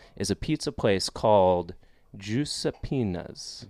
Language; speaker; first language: English; native; English